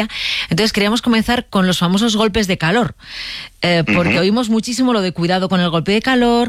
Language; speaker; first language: Spanish; native; Spanish